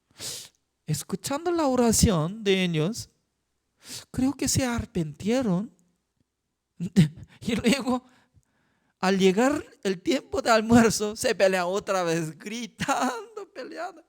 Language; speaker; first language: Spanish; non-native, fluent; Korean